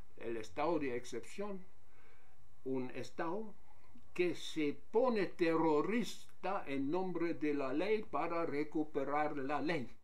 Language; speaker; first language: Spanish; non-native, fluent; German